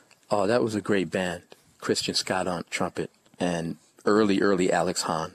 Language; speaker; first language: English; native; English